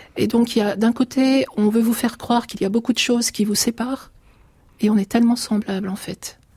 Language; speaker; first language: French; early bilingual, other home language; Arabic